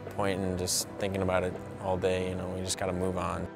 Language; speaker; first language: English; native; English